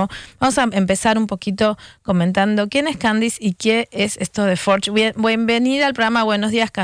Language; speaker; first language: Spanish; native; Spanish